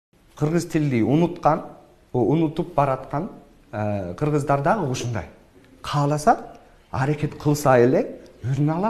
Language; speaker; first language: Kyrgyz; non-native, fluent; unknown